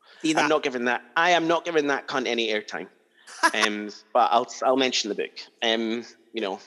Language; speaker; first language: English; native; English